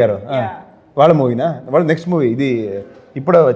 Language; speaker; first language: Telugu; non-native, learner; Kannada